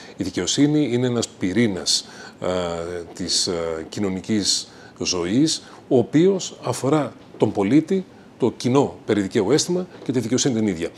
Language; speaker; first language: Greek; native; Greek